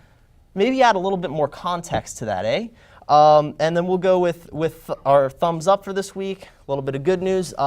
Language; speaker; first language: English; native; English